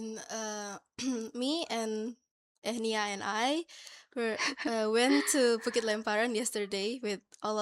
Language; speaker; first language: English; non-native, learner; Indonesian